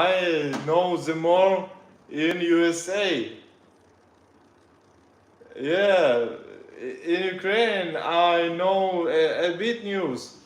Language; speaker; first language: English; non-native, learner; Russian